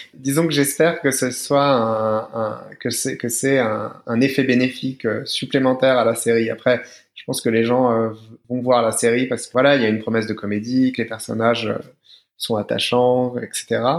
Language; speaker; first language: French; native; French